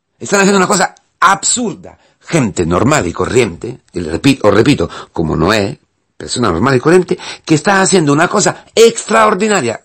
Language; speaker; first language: Spanish; non-native, fluent; Italian